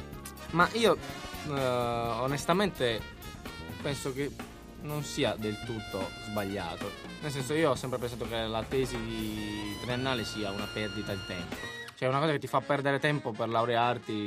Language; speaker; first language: Italian; native; Italian